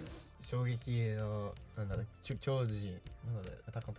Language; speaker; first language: Japanese; non-native, fluent; English